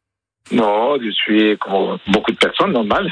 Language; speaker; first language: French; non-native, fluent; Spanish